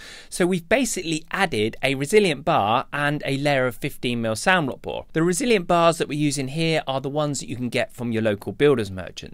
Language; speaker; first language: English; native; English